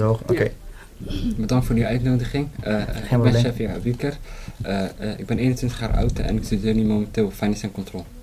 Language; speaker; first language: Dutch; early bilingual, other home language; Somali